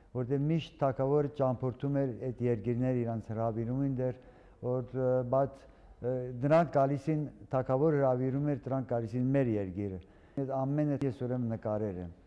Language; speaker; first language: Armenian; early bilingual, heritage; Armenian